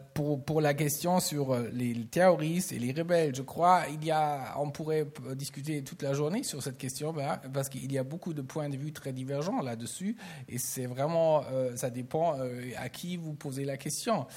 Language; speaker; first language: French; non-native, fluent; German